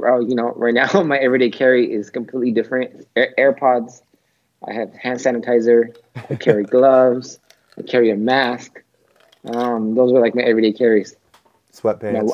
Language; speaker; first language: English; native; English